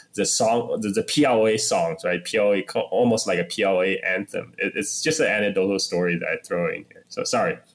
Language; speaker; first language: English; non-native, fluent; Chinese